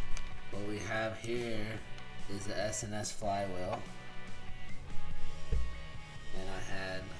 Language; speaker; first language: English; native; English